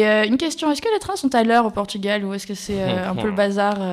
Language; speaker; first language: French; native; French